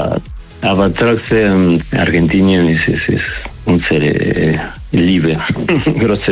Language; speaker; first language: German; non-native, learner; Spanish